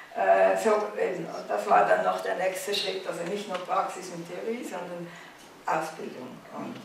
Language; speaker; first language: German; native; German